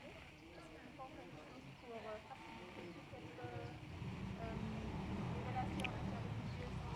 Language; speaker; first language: French; non-native, fluent; German